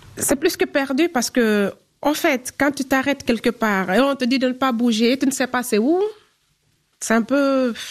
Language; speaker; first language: French; non-native, local second language; Fula